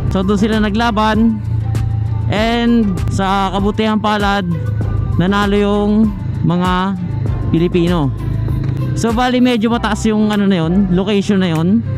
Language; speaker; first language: Filipino; native; Filipino